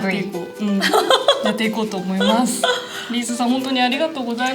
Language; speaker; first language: Japanese; native; Japanese